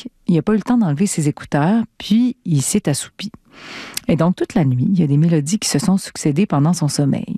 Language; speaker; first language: French; native; French